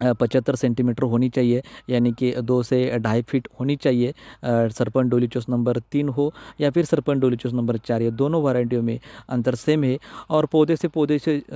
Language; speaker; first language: Hindi; non-native, local second language; Marathi